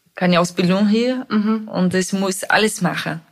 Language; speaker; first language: German; non-native, fluent; Portuguese